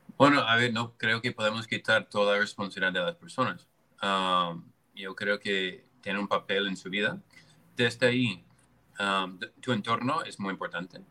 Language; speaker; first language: Spanish; non-native, fluent; English